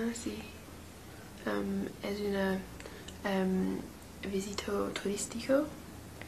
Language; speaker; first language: Spanish; non-native, learner; English